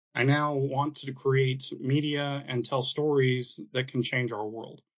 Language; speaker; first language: English; native; English